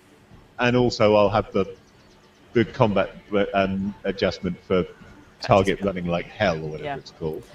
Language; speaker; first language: English; native; English